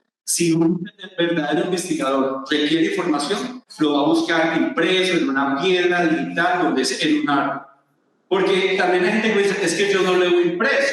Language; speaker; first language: Spanish; native; Spanish